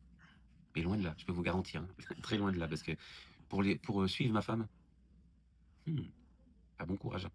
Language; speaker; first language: French; native; French